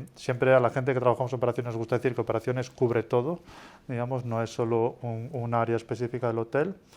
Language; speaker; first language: Spanish; native; Spanish